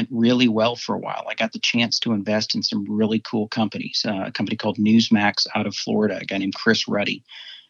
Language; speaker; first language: English; native; English